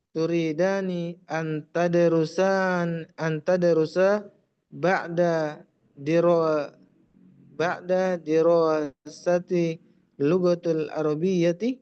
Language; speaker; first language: Arabic; non-native, learner; Indonesian